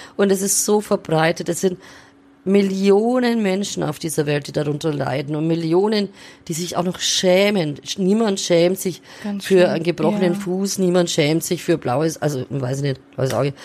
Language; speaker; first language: German; native; German